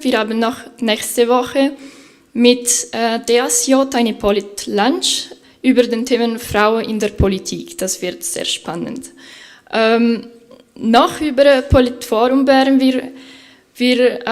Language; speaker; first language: German; non-native, fluent; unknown